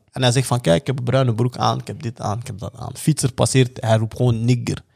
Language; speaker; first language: Dutch; native; Dutch